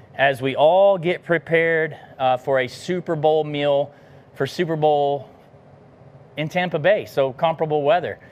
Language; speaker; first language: English; native; English